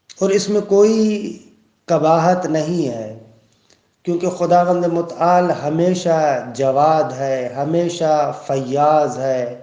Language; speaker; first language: Urdu; native; Urdu